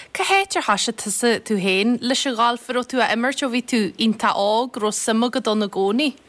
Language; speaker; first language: Irish; native; Irish